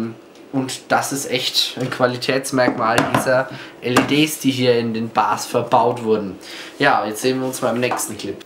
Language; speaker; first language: German; native; German